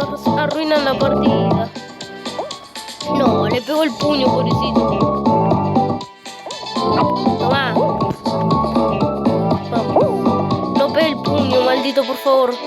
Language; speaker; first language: Spanish; native; Spanish